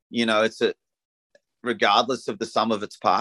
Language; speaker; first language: English; native; English